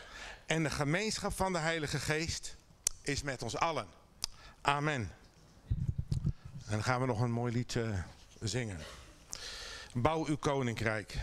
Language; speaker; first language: Dutch; native; Dutch